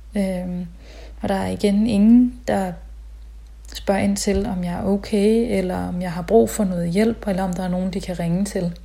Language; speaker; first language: Danish; early bilingual, other home language; Tamil